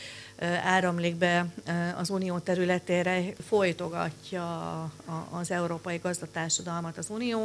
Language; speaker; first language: Hungarian; native; Hungarian